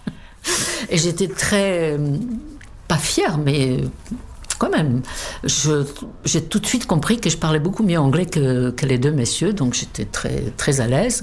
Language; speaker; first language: French; non-native, fluent; Czech